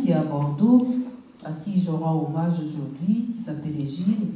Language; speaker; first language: French; non-native, local second language; Kinyarwanda